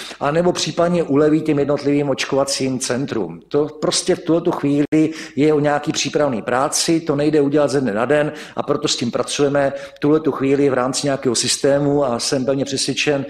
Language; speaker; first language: Czech; native; Czech